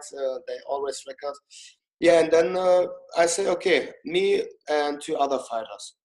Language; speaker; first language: English; non-native, fluent; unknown